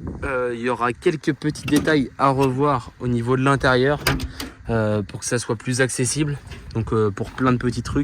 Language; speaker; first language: French; native; French